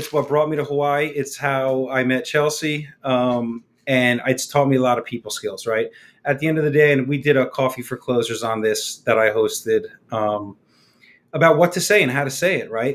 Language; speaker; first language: English; native; English